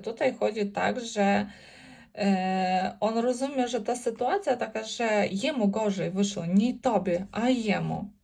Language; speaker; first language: Polish; non-native, learner; Ukrainian